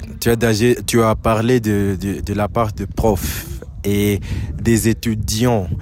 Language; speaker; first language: French; non-native, fluent; Swahili